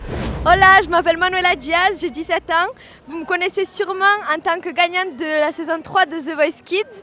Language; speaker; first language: French; native; French